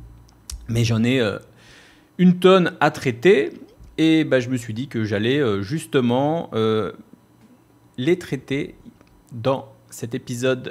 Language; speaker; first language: French; native; French